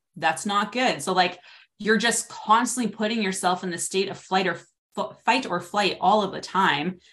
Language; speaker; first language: English; native; English